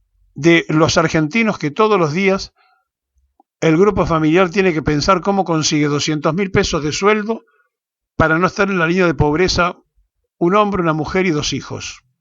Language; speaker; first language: Spanish; native; Spanish